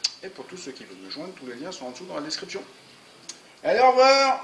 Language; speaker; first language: French; native; French